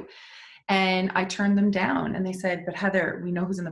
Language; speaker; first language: English; native; English